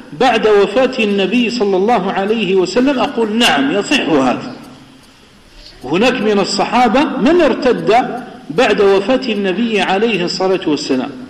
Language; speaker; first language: Arabic; non-native, local second language; Kabyle